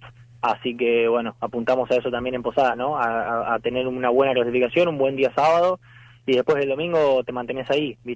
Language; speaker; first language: Spanish; native; Spanish